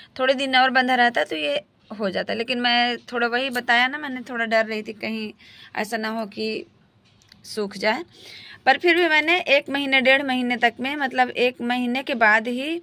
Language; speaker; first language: Hindi; native; Hindi